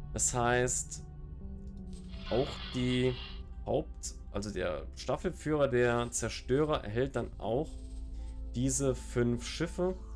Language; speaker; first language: German; native; German